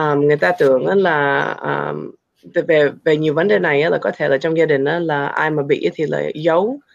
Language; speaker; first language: Vietnamese; early bilingual, heritage; Vietnamese